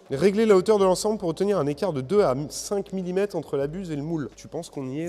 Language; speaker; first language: French; native; French